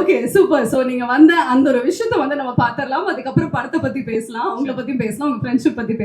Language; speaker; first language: Tamil; native; Tamil